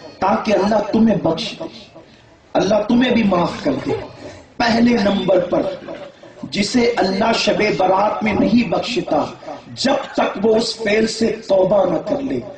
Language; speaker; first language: Urdu; native; Urdu